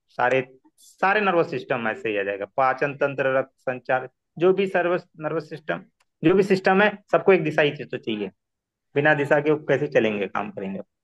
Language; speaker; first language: Hindi; non-native, local second language; Marathi